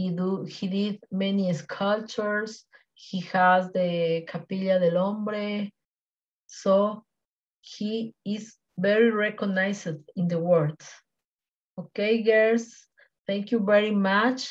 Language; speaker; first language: English; non-native, learner; Spanish